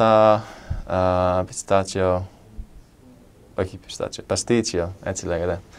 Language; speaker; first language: Greek; non-native, fluent; English